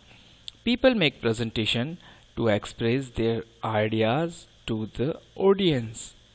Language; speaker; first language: English; non-native, local second language; Hindi